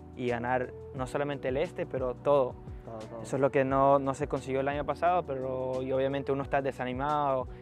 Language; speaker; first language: Spanish; early bilingual, heritage; Spanish